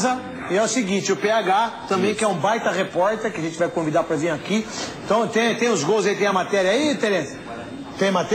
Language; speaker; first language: Portuguese; native; Portuguese